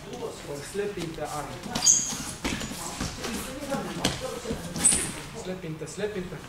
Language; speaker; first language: Swedish; non-native, learner; Russian